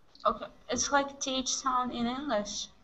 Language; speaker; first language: English; non-native, fluent; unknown